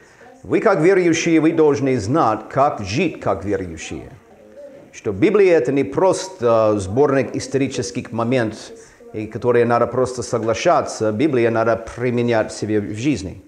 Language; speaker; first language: Russian; non-native, fluent; English